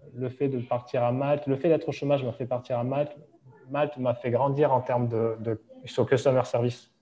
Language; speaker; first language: French; native; French